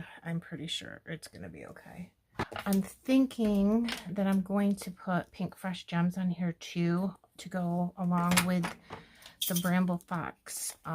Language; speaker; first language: English; native; English